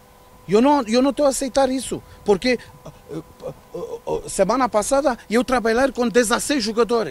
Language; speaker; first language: Portuguese; non-native, learner; Romanian